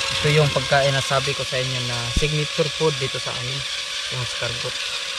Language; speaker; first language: Filipino; non-native, local second language; Cebuano